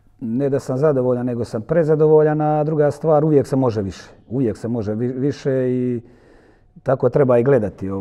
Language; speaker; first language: Croatian; native; Croatian